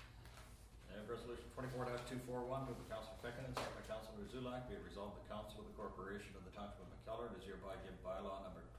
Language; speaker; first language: English; native; English